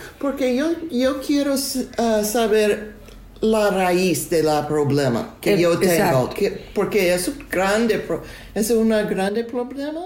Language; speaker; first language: Spanish; non-native, learner; English